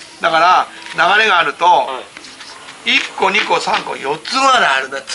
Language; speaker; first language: Japanese; native; Japanese